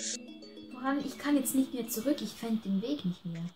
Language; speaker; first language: German; native; German